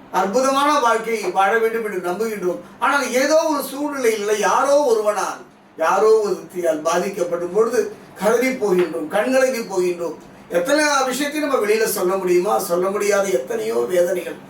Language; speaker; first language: Tamil; native; Tamil